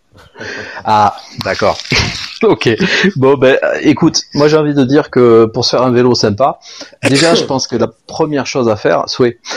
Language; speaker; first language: French; native; French